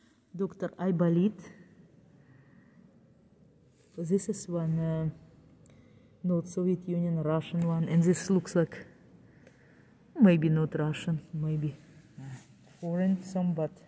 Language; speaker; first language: English; non-native, learner; Russian